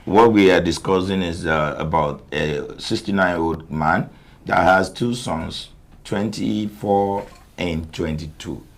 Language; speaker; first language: English; non-native, local second language; Yoruba